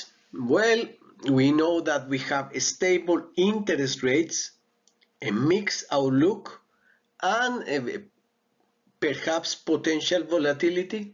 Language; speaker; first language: English; non-native, fluent; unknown